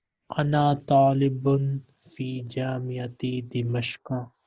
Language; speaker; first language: Arabic; non-native, fluent; Urdu